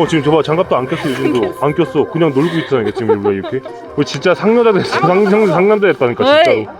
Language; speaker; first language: Korean; native; Korean